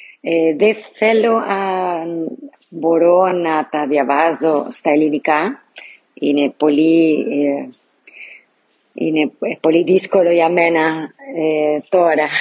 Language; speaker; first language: Greek; non-native, learner; Portuguese